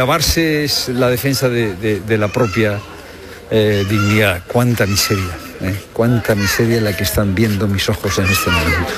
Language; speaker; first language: Spanish; native; Spanish